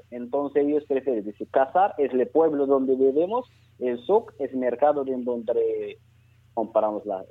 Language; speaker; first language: Spanish; non-native, learner; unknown